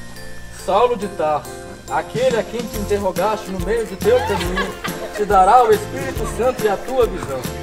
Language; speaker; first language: Portuguese; native; Portuguese